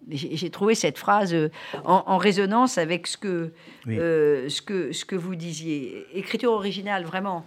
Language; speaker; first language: French; native; French